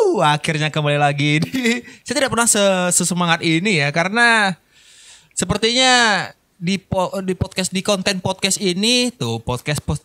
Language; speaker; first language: Indonesian; native; Indonesian